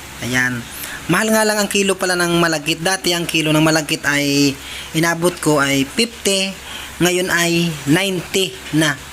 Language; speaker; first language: Filipino; native; Filipino